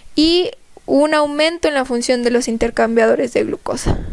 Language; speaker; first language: Spanish; native; Spanish